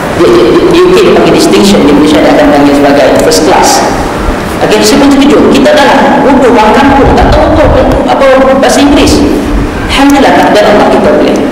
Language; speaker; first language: Malay; native; Malay